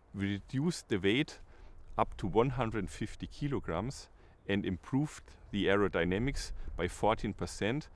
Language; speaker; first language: English; non-native, fluent; German